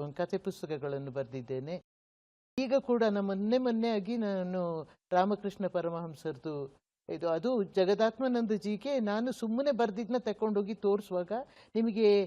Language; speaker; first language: Kannada; non-native, local second language; Kodava